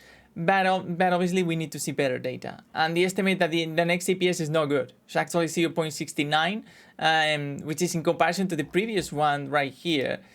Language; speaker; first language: English; non-native, fluent; Spanish